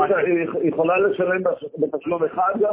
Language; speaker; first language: Hebrew; native; Hebrew